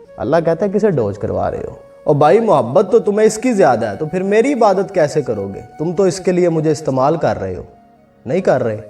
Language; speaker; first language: Urdu; non-native, local second language; Punjabi